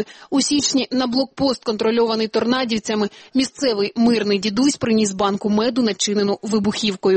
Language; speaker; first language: Ukrainian; native; Ukrainian